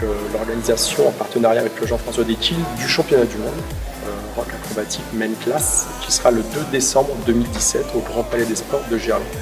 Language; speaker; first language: French; native; French